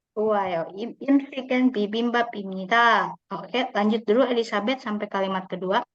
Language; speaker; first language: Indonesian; native; Indonesian